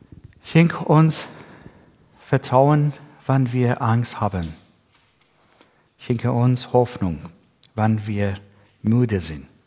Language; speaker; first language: German; non-native, learner; Persian